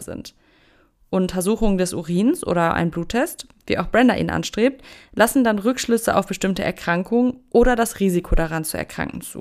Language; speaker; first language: German; native; German